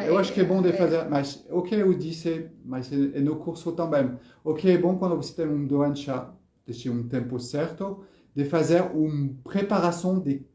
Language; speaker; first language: Portuguese; non-native, fluent; French